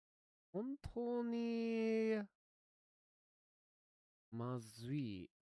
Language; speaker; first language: Japanese; non-native, learner; English